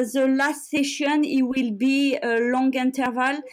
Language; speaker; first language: English; non-native, learner; French